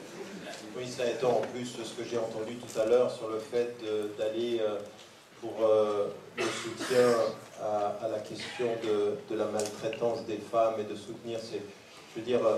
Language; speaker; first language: French; native; French